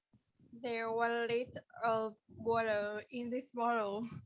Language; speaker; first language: English; non-native, learner; Vietnamese